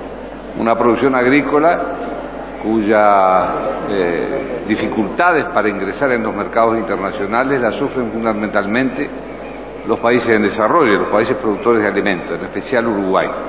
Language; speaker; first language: Spanish; native; Spanish